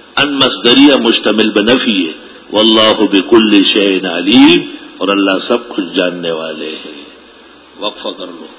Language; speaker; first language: Urdu; non-native, local second language; Pashto